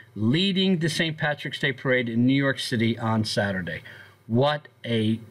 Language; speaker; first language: English; native; English